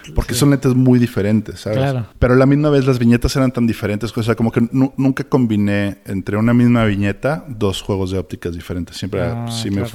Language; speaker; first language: Spanish; native; Spanish